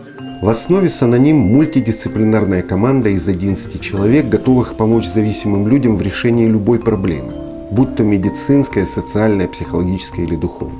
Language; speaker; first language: Russian; native; Russian